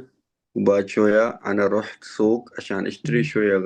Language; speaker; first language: Arabic; non-native, learner; Urdu